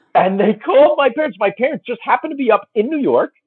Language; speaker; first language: English; native; English